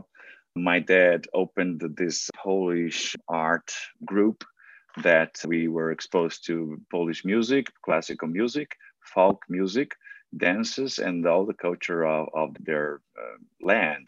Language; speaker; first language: English; non-native, fluent; Portuguese